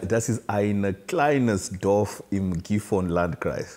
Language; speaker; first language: German; non-native, learner; Shona